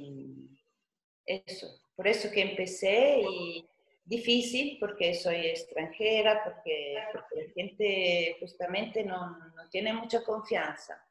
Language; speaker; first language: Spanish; non-native, fluent; Italian